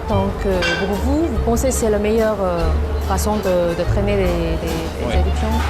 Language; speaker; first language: French; non-native, fluent; Chinese